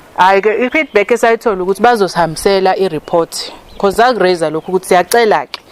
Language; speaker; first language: Zulu; native; Zulu